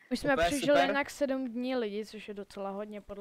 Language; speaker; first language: Czech; native; Czech